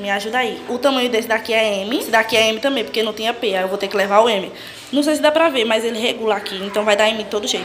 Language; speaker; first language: Portuguese; native; Portuguese